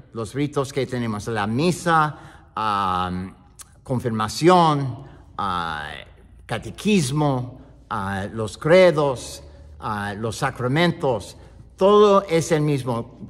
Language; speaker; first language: Spanish; non-native, learner; English